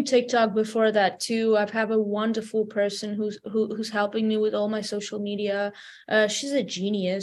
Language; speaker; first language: English; non-native, fluent; Armenian